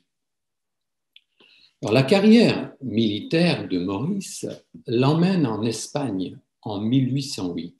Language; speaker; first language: French; native; French